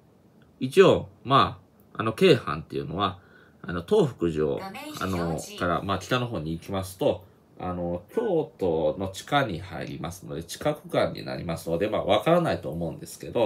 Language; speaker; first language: Japanese; native; Japanese